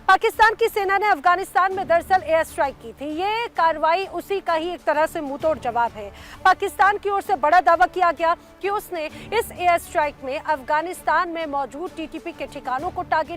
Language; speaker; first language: Hindi; native; Hindi